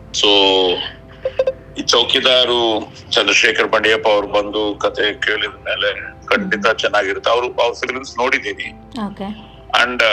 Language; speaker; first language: Kannada; non-native, local second language; Telugu